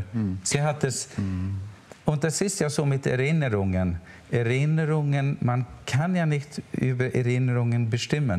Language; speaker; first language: German; non-native, learner; Swedish